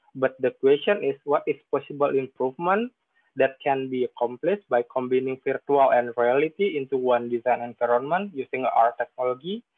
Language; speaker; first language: English; non-native, fluent; Indonesian